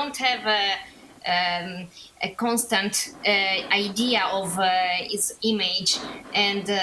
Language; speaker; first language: English; non-native, learner; Italian